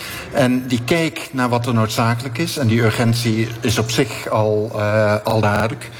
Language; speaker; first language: Dutch; native; Dutch